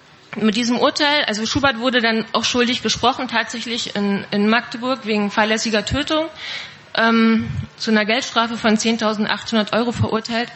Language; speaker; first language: German; native; German